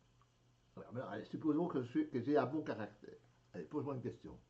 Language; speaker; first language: French; native; French